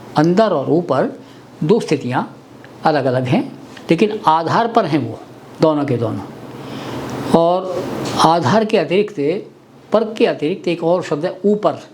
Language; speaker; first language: Hindi; native; Hindi